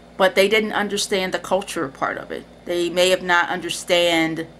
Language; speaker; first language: English; native; English